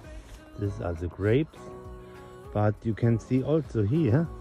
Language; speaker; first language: English; non-native, learner; German